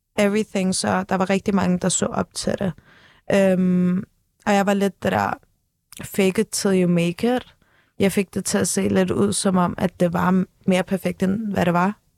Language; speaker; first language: Danish; early bilingual, other home language; Turkish